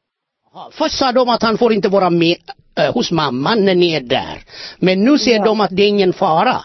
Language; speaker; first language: Swedish; non-native, fluent; Amharic